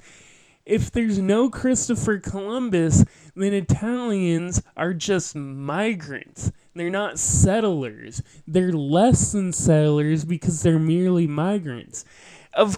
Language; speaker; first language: English; native; English